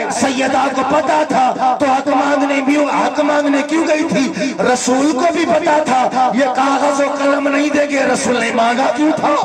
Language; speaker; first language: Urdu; non-native, local second language; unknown